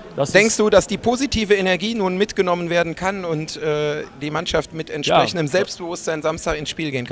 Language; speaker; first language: German; native; German